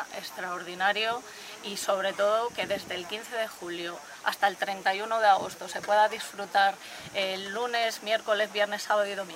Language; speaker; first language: Spanish; native; Spanish